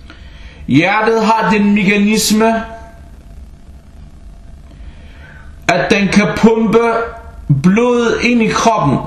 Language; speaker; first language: Danish; early bilingual, other home language; Arabic